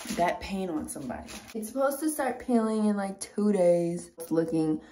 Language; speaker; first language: English; native; English